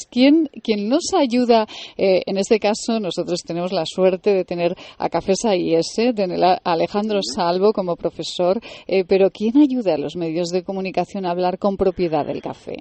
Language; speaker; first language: Spanish; native; Spanish